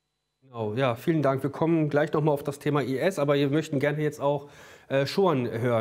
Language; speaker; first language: German; early bilingual, other home language; Kurdish